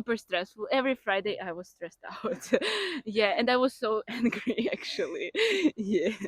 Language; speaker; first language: English; non-native, fluent; Ukrainian